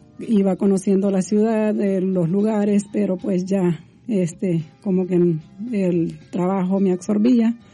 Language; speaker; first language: Spanish; native; Spanish